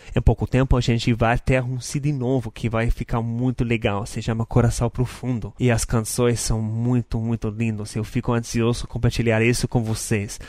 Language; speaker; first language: Portuguese; non-native, learner; English